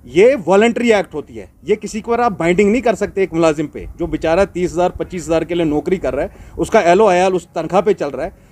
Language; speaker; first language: Hindi; non-native, local second language; Kashmiri